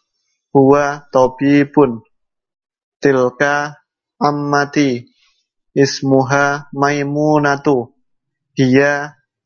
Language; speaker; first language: Arabic; non-native, learner; Indonesian